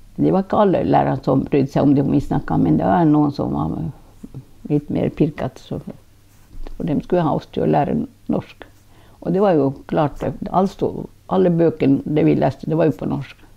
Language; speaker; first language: Norwegian; non-native, local second language; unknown